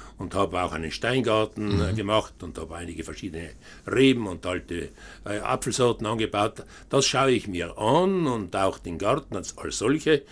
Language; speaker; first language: German; native; German